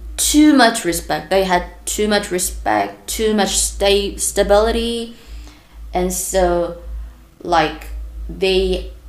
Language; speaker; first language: English; non-native, fluent; Korean